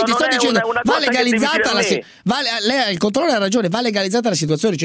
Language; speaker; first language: Italian; native; Italian